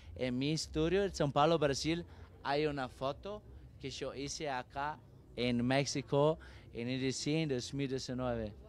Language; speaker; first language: Spanish; non-native, learner; Portuguese